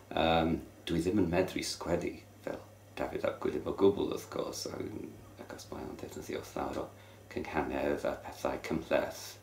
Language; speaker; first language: Welsh; non-native, local second language; English